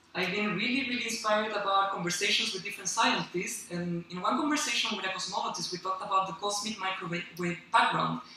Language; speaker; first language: English; non-native, fluent; Spanish